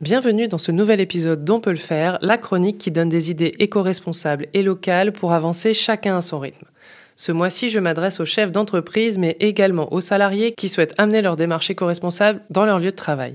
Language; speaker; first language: French; native; French